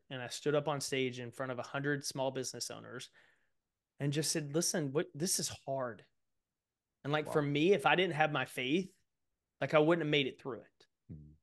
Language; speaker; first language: English; native; English